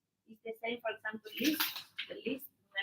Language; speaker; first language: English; non-native, learner; Spanish